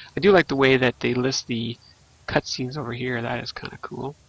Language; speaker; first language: English; native; English